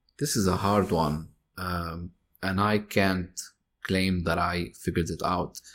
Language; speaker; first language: English; non-native, fluent; Arabic